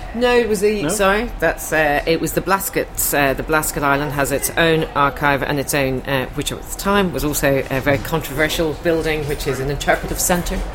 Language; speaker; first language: English; native; English